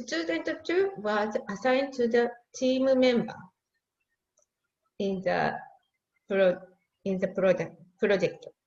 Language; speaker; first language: English; non-native, fluent; Japanese